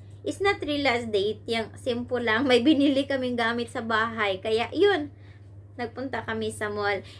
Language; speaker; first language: Filipino; non-native, local second language; Cebuano